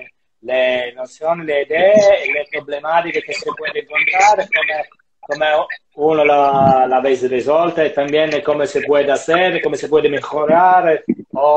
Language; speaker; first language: Spanish; non-native, learner; Italian